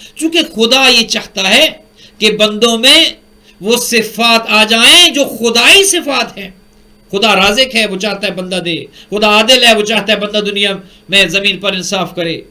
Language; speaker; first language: Urdu; native; Urdu